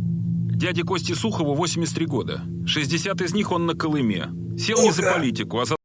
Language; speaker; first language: Russian; native; Russian